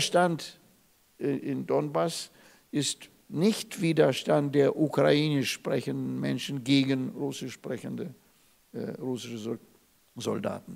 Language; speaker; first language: German; non-native, fluent; Russian